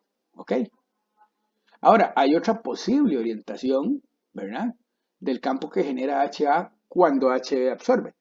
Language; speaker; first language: Spanish; native; Spanish